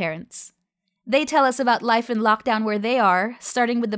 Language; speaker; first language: English; non-native, local second language; Filipino